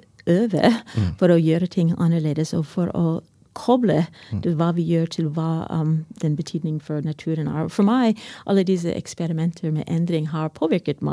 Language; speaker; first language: Norwegian; non-native, fluent; English